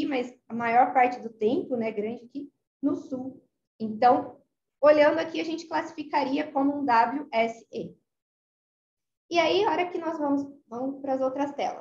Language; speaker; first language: Portuguese; native; Portuguese